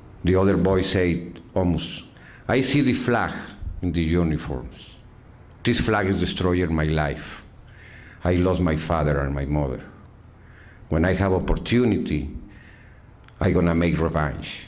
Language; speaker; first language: English; non-native, learner; Spanish